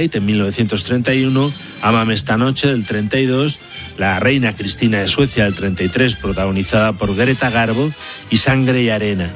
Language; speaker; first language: Spanish; native; Spanish